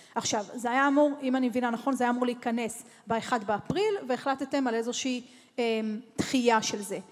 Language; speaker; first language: Hebrew; native; Hebrew